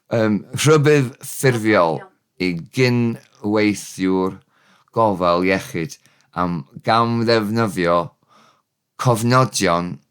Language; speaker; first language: Welsh; non-native, learner; English